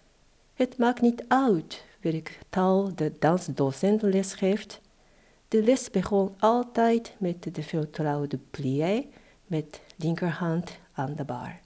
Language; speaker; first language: Dutch; non-native, fluent; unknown